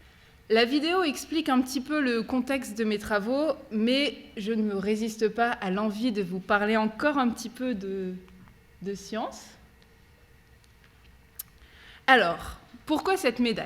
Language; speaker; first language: French; native; French